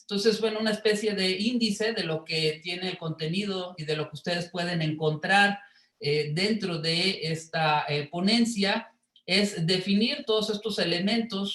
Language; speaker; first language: Spanish; native; Spanish